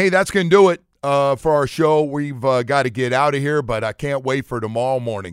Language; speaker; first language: English; native; English